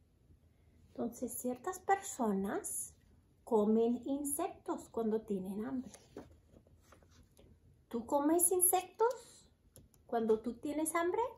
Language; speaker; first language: Spanish; early bilingual, heritage; Spanish